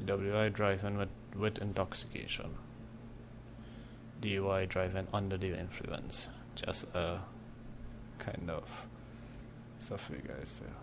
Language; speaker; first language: English; native; English